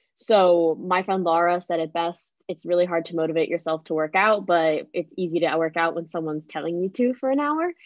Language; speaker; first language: English; native; English